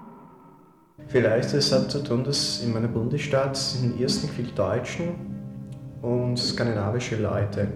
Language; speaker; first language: German; non-native, fluent; English